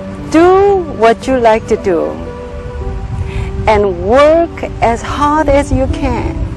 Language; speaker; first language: English; non-native, fluent; Korean